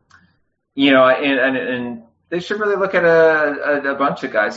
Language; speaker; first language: English; native; English